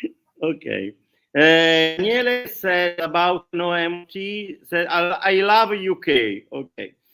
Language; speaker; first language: English; non-native, learner; Italian